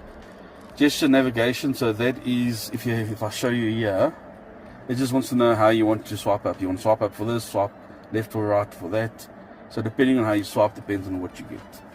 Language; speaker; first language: English; native; English